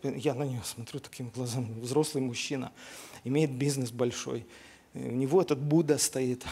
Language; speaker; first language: Russian; native; Russian